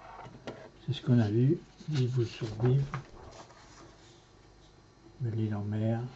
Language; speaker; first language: French; native; French